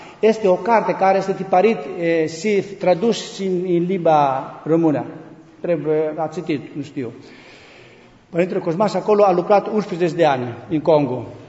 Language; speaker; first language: Romanian; non-native, learner; Greek